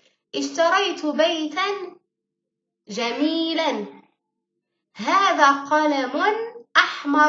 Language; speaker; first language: Arabic; early bilingual, heritage; Arabic